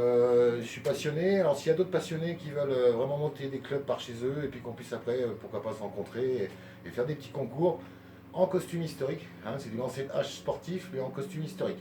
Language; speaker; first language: French; native; French